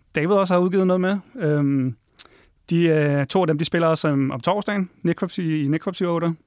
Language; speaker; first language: Danish; native; Danish